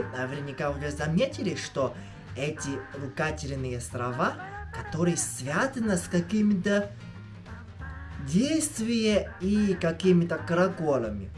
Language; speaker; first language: Russian; non-native, fluent; Chinese